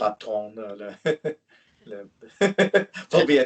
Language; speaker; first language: French; non-native, learner; English